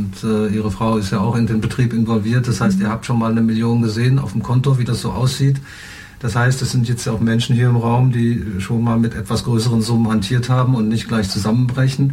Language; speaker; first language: German; native; German